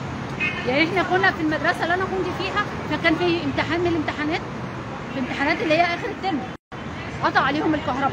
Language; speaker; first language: Arabic; native; Arabic